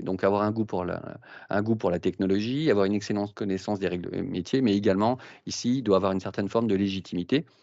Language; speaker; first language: French; native; French